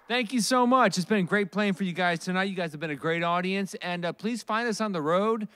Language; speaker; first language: English; native; English